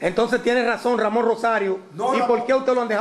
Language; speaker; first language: Spanish; native; Spanish